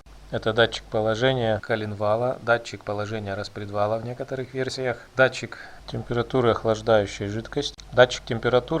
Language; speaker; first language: Russian; native; Russian